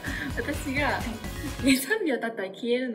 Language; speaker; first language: Japanese; native; Japanese